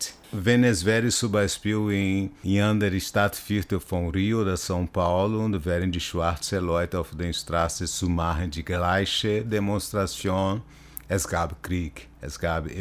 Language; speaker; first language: German; non-native, learner; Portuguese